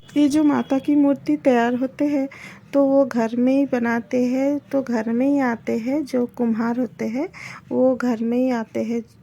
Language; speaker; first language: Hindi; non-native, local second language; Bangla